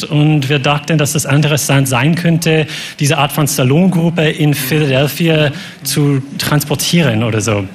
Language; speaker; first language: German; non-native, fluent; English